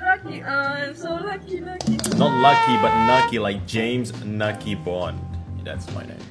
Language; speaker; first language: English; non-native, fluent; Indonesian